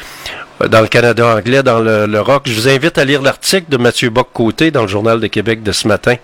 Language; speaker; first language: French; native; French